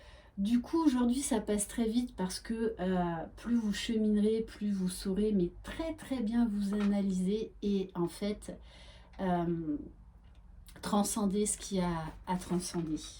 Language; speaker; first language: French; native; French